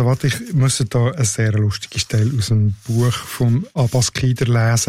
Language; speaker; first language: German; native; German